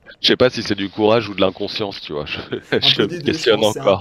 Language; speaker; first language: French; native; French